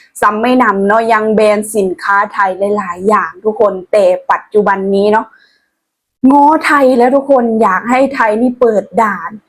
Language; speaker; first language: Thai; non-native, local second language; Northeastern Thai